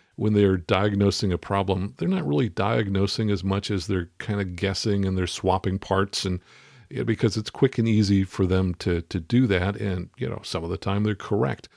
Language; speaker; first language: English; native; English